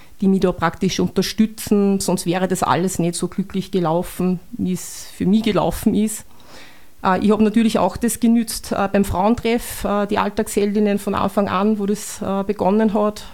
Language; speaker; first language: German; native; German